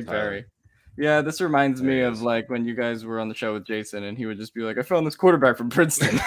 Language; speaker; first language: English; native; English